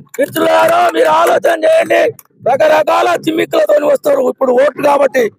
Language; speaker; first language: Telugu; native; Telugu